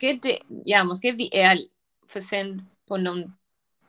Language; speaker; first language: Danish; non-native, learner; Spanish